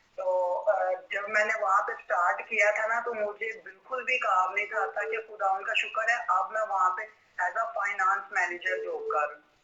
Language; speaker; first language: Urdu; non-native, local second language; Punjabi